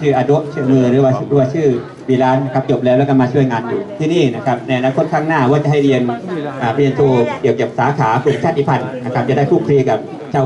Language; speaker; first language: Thai; native; Thai